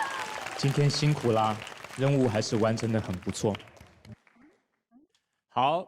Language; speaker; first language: Chinese; native; Chinese